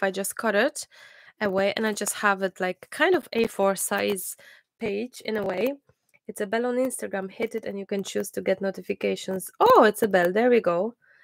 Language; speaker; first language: English; non-native, fluent; Polish